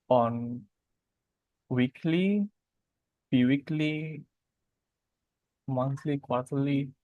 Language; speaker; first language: English; non-native, learner; Indonesian